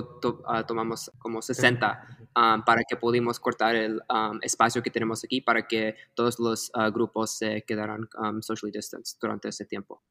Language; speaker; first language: Spanish; early bilingual, heritage; Spanish